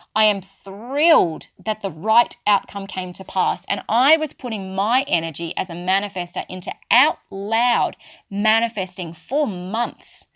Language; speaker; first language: English; native; English